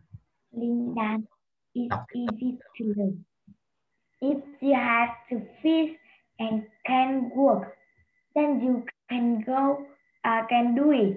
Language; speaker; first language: English; non-native, learner; Vietnamese